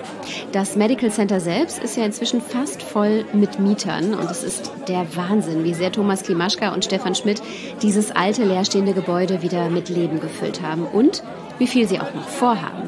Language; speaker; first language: German; native; German